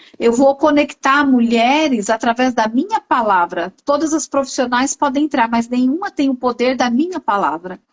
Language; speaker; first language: Portuguese; native; Portuguese